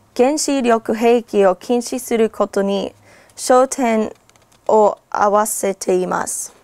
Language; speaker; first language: Japanese; non-native, fluent; English